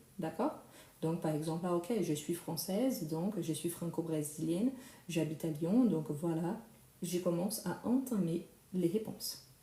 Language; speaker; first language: French; non-native, fluent; Portuguese